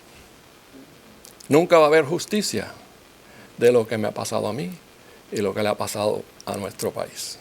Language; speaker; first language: Spanish; native; Spanish